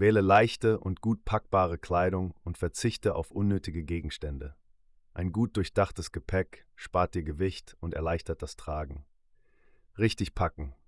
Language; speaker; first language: German; native; German